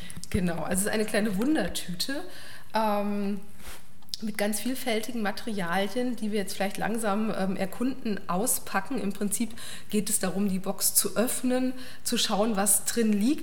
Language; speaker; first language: German; native; German